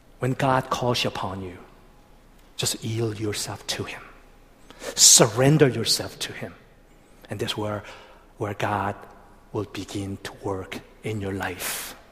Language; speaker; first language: English; non-native, fluent; Korean